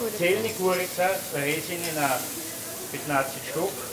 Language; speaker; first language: Russian; non-native, learner; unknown